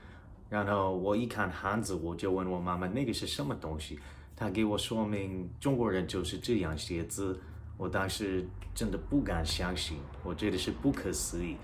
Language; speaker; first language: Chinese; non-native, fluent; English